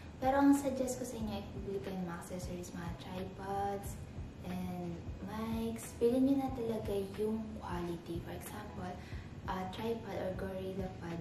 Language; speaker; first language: Filipino; native; Filipino